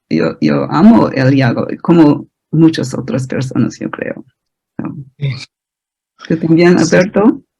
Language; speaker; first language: Spanish; non-native, fluent; English